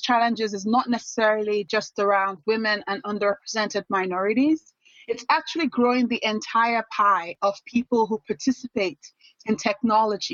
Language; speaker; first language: English; non-native, local second language; Yoruba